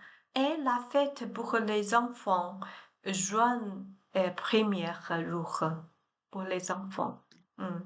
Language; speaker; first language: French; non-native, learner; Chinese